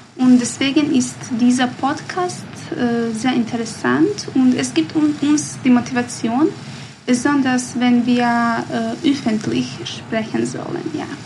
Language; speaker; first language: German; non-native, learner; Bosnian